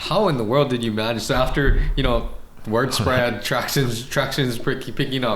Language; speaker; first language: English; native; English